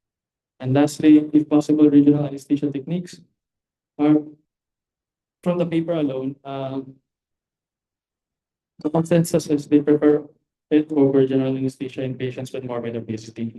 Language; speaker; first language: English; non-native, local second language; Filipino